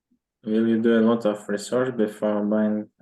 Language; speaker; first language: English; non-native, learner; Russian